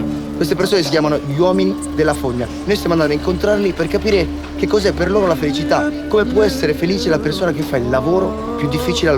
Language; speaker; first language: Italian; native; Italian